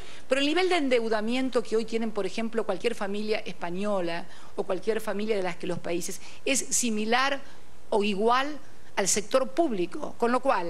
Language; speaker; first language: Spanish; native; Spanish